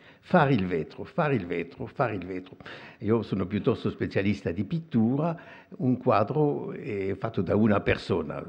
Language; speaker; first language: Italian; non-native, fluent; French